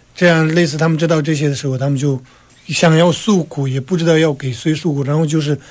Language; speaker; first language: Chinese; non-native, local second language; Tibetan